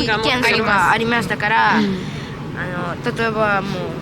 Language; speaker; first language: Japanese; non-native, learner; Russian